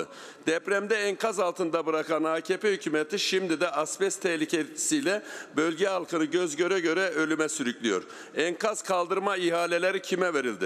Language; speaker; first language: Turkish; native; Turkish